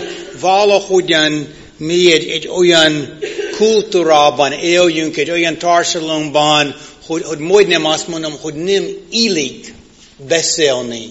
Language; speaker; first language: Hungarian; non-native, fluent; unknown